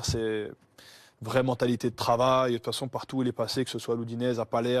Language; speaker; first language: French; native; French